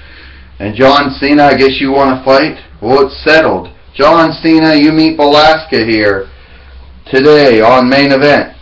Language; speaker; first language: English; native; English